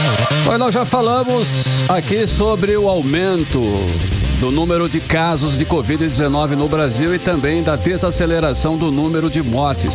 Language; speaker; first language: Portuguese; native; Portuguese